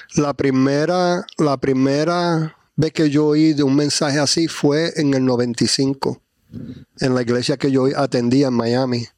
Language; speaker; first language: Spanish; early bilingual, heritage; Spanish